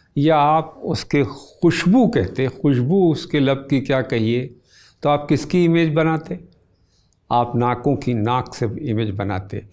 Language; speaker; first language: Urdu; native; Urdu